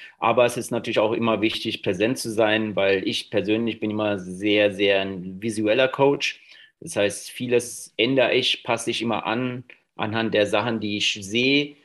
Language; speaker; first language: German; native; German